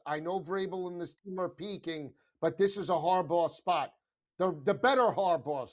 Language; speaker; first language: English; native; English